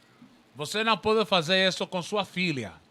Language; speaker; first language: Portuguese; non-native, learner; Spanish